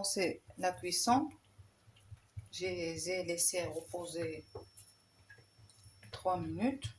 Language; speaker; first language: French; non-native, local second language; Arabic